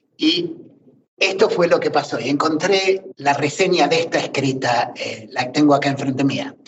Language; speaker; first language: Spanish; native; Spanish